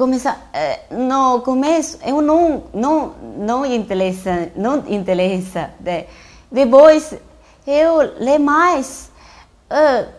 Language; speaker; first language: Portuguese; non-native, learner; Chinese